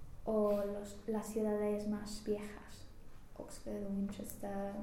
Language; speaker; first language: Spanish; non-native, learner; English